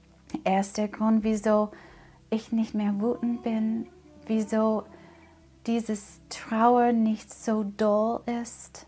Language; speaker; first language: German; non-native, fluent; English